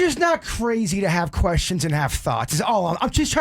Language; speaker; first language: English; native; English